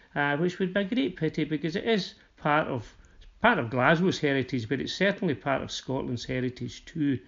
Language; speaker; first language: English; native; English